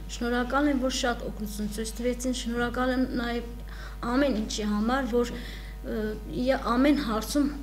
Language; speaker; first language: Armenian; non-native, local second language; Kurdish